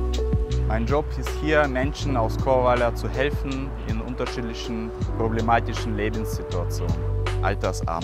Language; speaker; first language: German; non-native, fluent; Russian